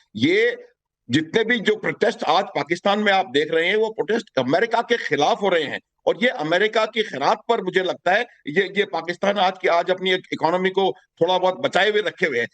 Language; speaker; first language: Hindi; native; Hindi